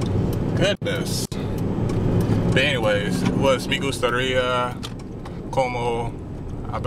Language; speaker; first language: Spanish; non-native, learner; English